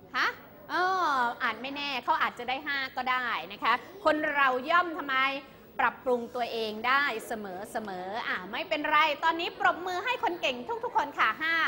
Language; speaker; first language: Thai; native; Thai